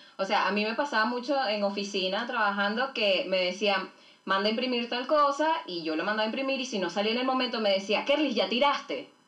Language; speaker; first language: Spanish; native; Spanish